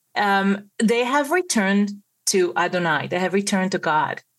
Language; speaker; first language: English; non-native, fluent; Hebrew